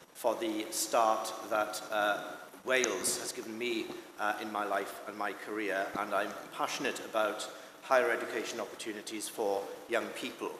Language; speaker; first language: English; native; English